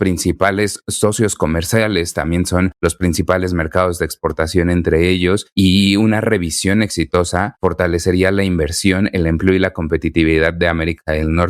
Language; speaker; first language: Spanish; native; Spanish